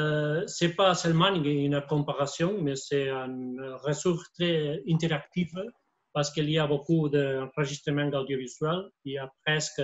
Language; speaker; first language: French; non-native, fluent; Spanish